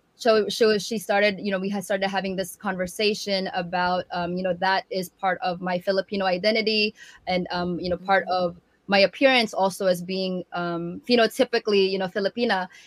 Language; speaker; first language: English; early bilingual, other home language; Waray